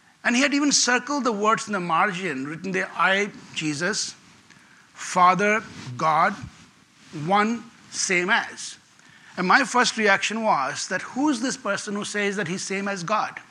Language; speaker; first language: English; non-native, local second language; Punjabi